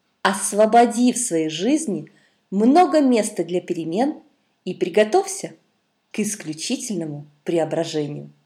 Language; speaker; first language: Russian; native; Russian